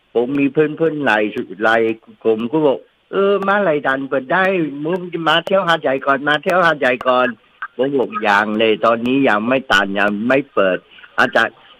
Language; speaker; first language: Thai; non-native, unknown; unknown